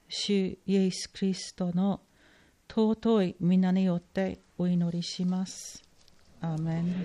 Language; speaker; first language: Japanese; non-native, fluent; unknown